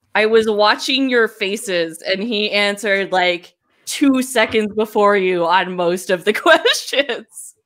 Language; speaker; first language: English; native; English